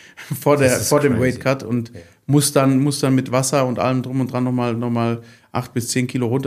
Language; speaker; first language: German; native; German